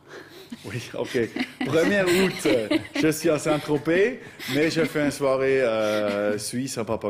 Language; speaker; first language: French; non-native, local second language; German